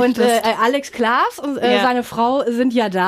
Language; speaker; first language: German; native; German